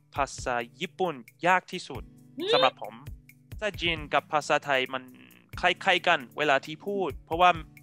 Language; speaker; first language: Thai; non-native, fluent; English